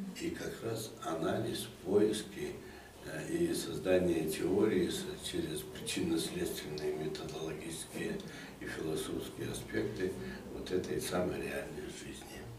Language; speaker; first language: Russian; native; Russian